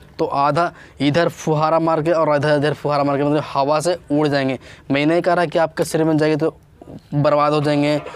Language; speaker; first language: Hindi; native; Hindi